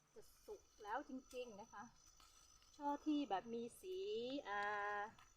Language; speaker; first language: Thai; non-native, local second language; Hmong